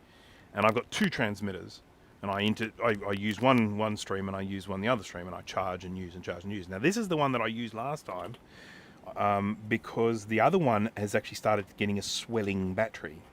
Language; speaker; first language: English; native; English